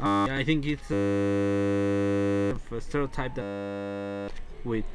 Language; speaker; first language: English; non-native, learner; Spanish